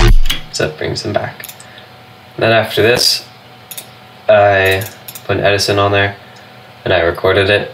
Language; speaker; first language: English; native; English